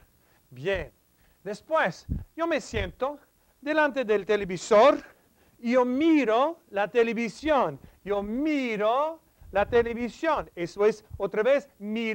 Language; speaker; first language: Spanish; non-native, fluent; English